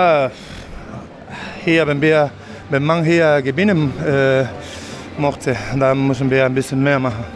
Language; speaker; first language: German; non-native, fluent; Spanish